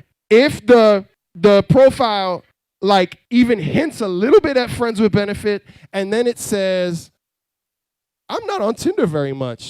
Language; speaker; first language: English; native; English